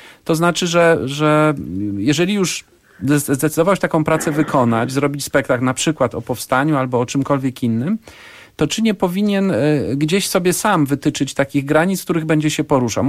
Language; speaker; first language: Polish; native; Polish